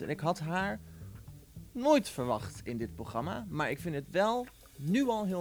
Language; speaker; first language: Dutch; native; Dutch